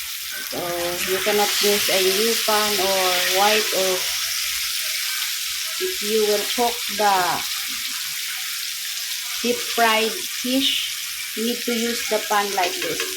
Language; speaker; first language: English; non-native, local second language; Filipino